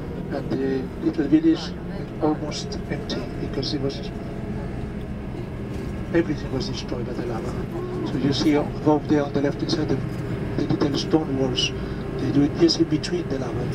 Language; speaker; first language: English; non-native, fluent; Spanish